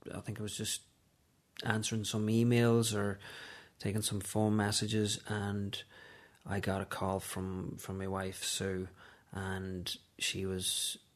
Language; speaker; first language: English; native; English